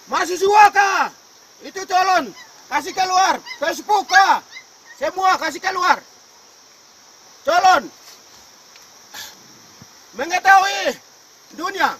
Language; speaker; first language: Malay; non-native, local second language; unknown